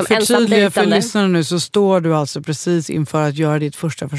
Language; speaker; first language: Swedish; native; Swedish